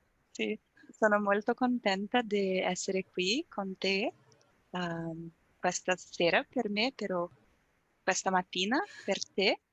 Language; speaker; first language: Italian; non-native, learner; Portuguese